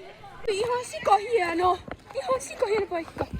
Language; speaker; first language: Finnish; native; Finnish